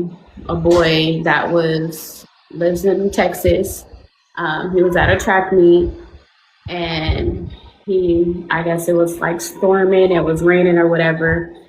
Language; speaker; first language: English; native; English